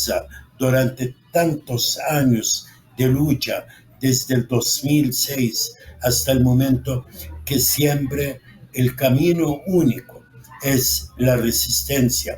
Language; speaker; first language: Spanish; non-native, fluent; Arabic